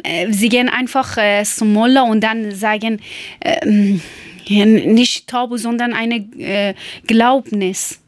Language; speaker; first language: German; non-native, learner; Persian